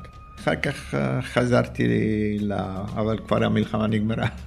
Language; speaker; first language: Hebrew; early bilingual, other home language; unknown